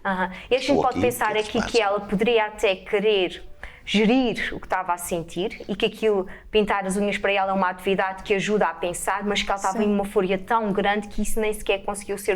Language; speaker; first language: Portuguese; native; Portuguese